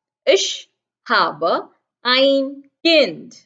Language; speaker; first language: German; non-native, fluent; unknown